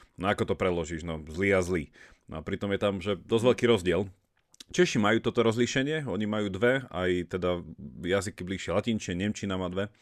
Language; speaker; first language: Slovak; native; Slovak